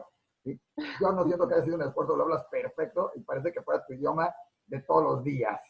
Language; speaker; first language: Spanish; native; Spanish